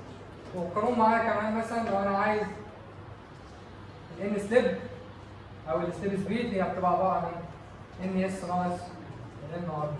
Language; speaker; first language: Arabic; native; Arabic